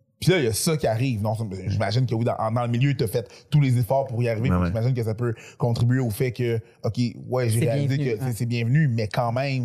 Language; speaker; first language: French; native; French